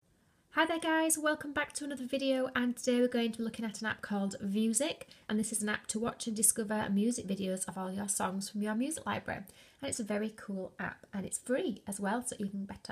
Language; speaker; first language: English; native; English